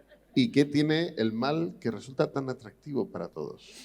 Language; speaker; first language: Spanish; native; Spanish